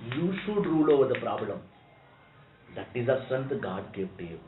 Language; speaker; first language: English; non-native, local second language; Telugu